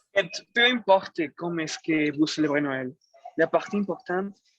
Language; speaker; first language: French; non-native, learner; Spanish